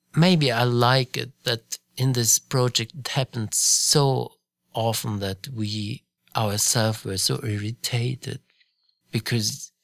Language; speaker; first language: English; non-native, fluent; German